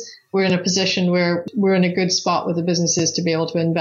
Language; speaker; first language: English; native; English